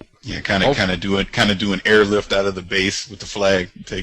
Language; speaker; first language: English; native; English